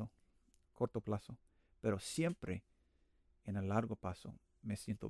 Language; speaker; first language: Spanish; non-native, learner; English